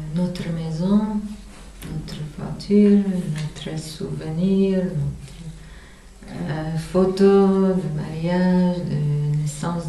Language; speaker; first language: French; non-native, learner; Arabic